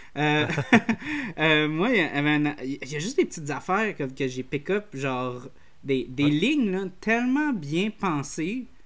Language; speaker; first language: French; native; French